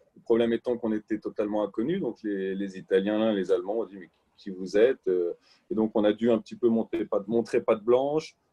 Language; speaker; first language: French; native; French